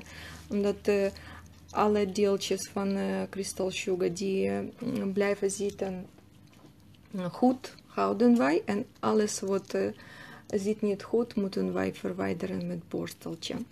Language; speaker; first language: Dutch; non-native, learner; Russian